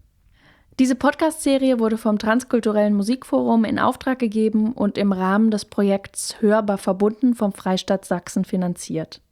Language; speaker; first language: German; native; German